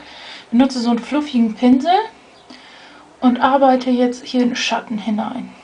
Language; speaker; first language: German; native; German